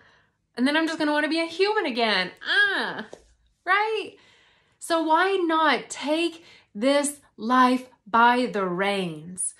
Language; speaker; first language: English; native; English